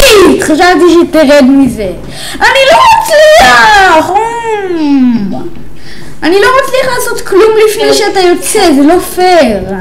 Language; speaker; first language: Hebrew; native; Hebrew